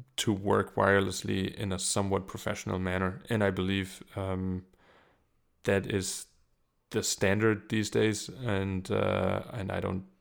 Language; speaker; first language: English; non-native, fluent; German